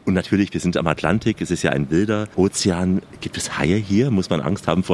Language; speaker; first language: German; native; German